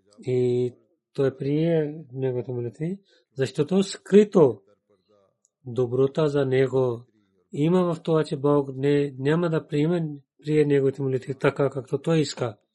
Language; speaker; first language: Bulgarian; non-native, learner; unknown